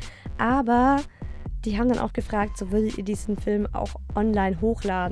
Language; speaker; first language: German; native; German